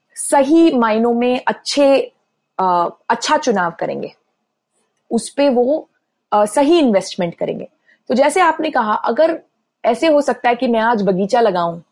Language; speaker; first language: Hindi; native; Hindi